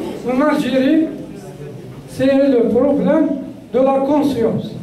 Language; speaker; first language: French; non-native, local second language; Kabyle